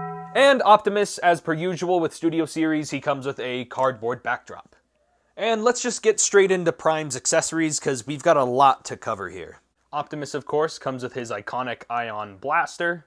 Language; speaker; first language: English; native; English